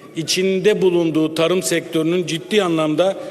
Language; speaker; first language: Turkish; native; Turkish